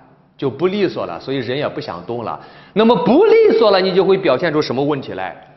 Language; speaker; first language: Chinese; native; Chinese